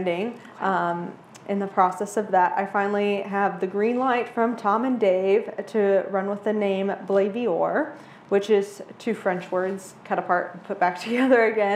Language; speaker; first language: English; native; English